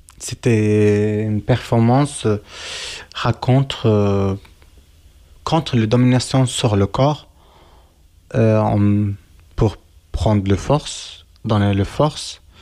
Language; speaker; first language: French; non-native, learner; Kurdish